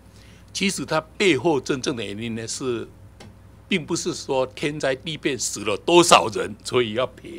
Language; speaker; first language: Chinese; native; Chinese